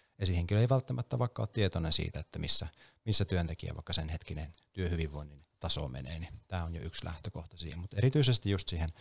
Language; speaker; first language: Finnish; native; Finnish